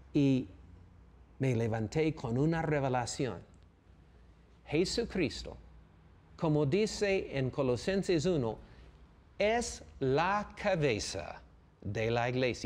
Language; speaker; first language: Spanish; non-native, fluent; English